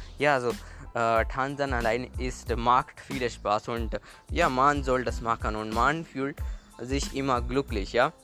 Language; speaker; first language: German; non-native, learner; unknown